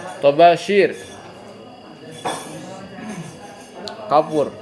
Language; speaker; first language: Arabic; non-native, fluent; Indonesian